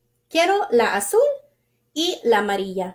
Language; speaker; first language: Spanish; early bilingual, heritage; English